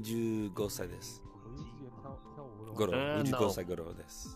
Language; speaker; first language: Japanese; non-native, learner; English